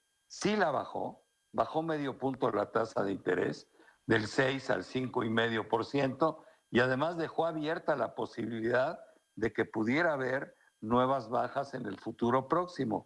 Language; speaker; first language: Spanish; native; Spanish